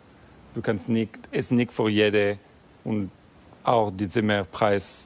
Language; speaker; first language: German; non-native, learner; Italian